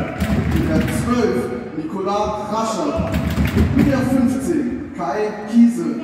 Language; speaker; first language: German; native; German